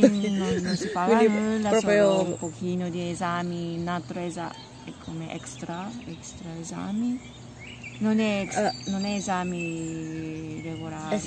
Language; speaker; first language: Italian; non-native, learner; Japanese